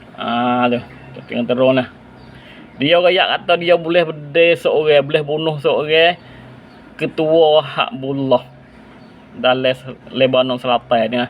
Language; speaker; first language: Malay; native; Malay